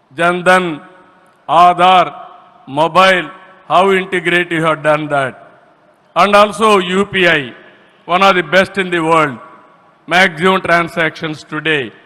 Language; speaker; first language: English; non-native, local second language; Telugu